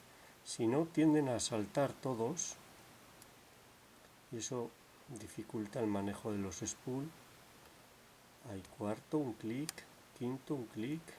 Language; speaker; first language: Spanish; native; Spanish